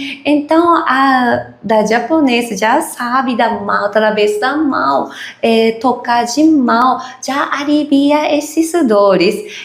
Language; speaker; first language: Portuguese; non-native, learner; Japanese